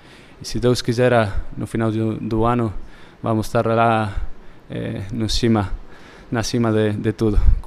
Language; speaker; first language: Portuguese; early bilingual, heritage; Spanish